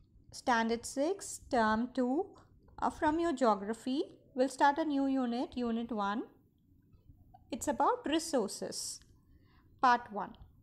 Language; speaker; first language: English; non-native, local second language; Tamil